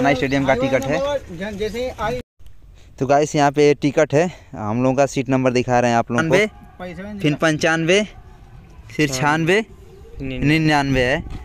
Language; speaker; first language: Hindi; native; Hindi